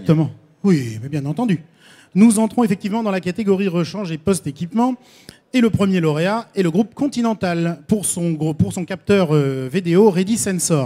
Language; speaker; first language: French; native; French